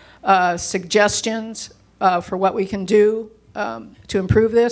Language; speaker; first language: English; native; English